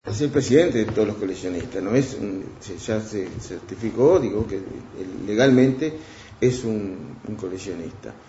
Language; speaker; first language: Spanish; native; Spanish